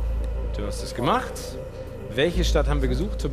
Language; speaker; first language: German; native; German